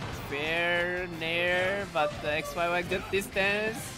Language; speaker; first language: English; non-native, learner; Chinese